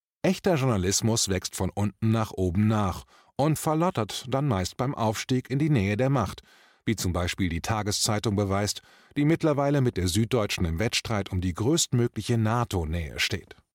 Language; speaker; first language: German; native; German